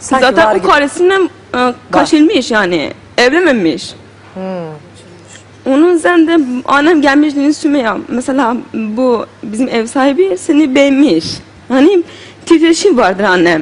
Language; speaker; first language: Turkish; non-native, learner; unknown